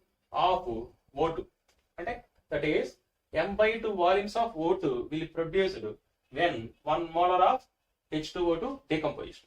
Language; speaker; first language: English; non-native, local second language; Telugu